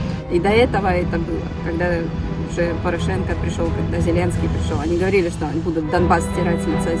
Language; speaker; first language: Russian; native; Russian